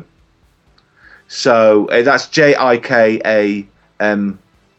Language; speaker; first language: English; native; English